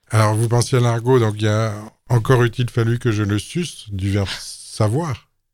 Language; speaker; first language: French; native; French